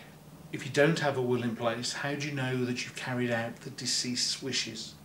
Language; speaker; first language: English; native; English